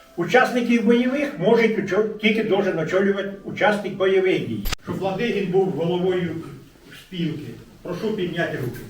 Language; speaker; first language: Ukrainian; native; Ukrainian